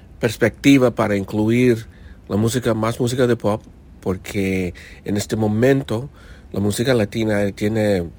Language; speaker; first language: Spanish; early bilingual, heritage; English